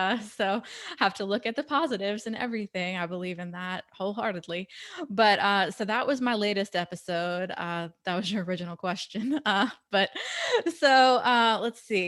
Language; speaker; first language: English; native; English